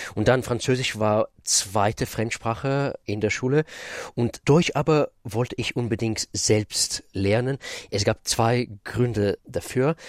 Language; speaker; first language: German; non-native, fluent; Russian